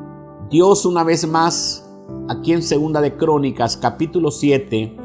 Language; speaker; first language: Spanish; native; Spanish